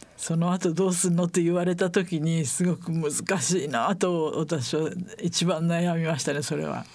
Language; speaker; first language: Japanese; native; Japanese